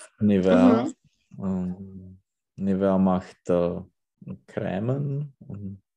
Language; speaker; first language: German; non-native, learner; Czech